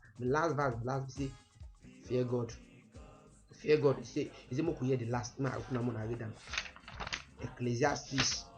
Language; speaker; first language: Nigerian Pidgin; native; Nigerian Pidgin